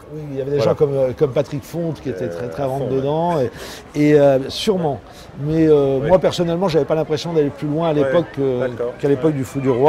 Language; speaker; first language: French; native; French